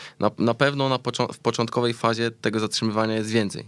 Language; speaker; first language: Polish; native; Polish